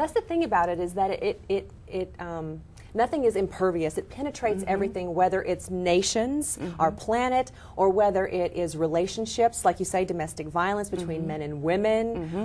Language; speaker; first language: English; native; English